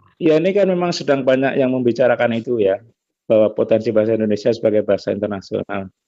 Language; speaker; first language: Indonesian; native; Indonesian